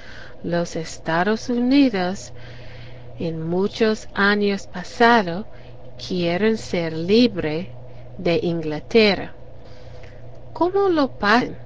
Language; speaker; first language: Spanish; non-native, learner; English